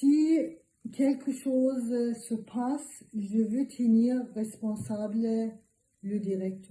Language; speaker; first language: French; non-native, learner; Turkish